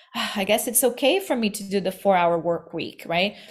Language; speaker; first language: English; non-native, fluent; Portuguese